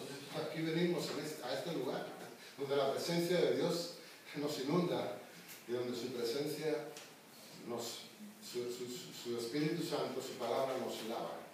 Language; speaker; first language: Spanish; native; Spanish